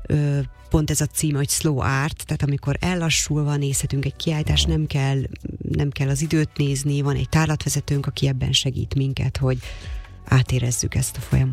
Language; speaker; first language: Hungarian; native; Hungarian